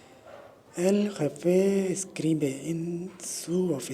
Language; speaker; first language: Spanish; non-native, learner; Urdu